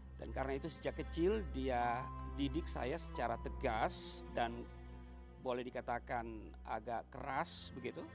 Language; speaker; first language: Indonesian; native; Indonesian